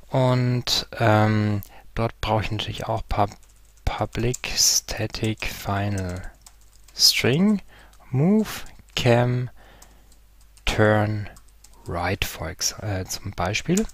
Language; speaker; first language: German; native; German